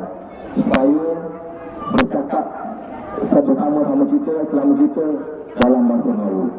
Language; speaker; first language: Malay; native; Malay